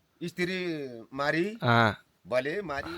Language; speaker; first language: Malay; non-native, learner; Nepali